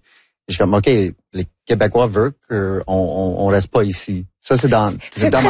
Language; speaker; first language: French; non-native, local second language; English